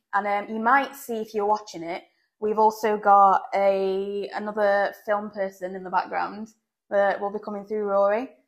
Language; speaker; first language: English; native; English